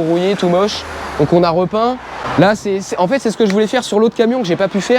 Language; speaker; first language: French; native; French